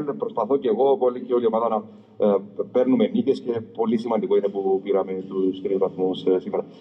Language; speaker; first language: Greek; native; Greek